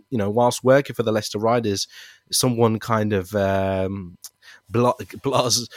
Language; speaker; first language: English; native; English